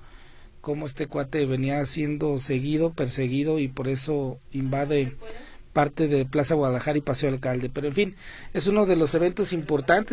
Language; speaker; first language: Spanish; native; Spanish